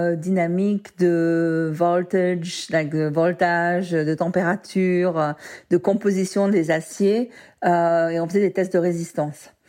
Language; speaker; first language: French; native; French